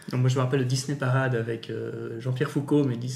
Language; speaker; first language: French; native; French